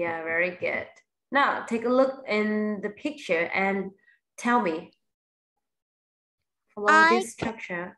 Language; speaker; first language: English; non-native, fluent; Vietnamese